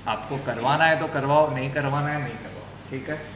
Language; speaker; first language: Hindi; non-native, local second language; Gujarati